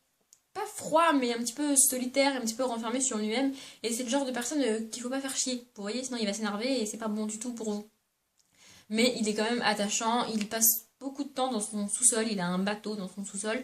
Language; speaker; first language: French; native; French